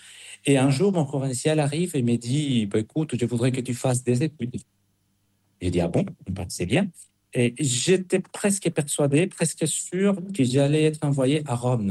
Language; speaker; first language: French; non-native, fluent; Spanish